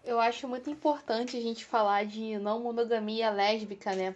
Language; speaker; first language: Portuguese; native; Portuguese